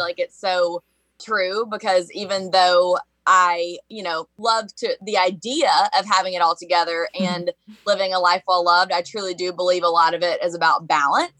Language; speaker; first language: English; native; English